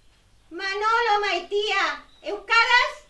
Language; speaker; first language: Basque; non-native, learner; Spanish